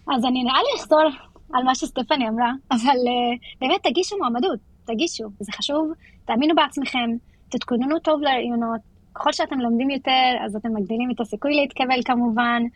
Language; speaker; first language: Hebrew; non-native, local second language; Arabic